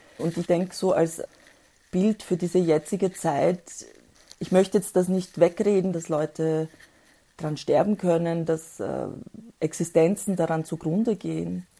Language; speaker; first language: German; early bilingual, other home language; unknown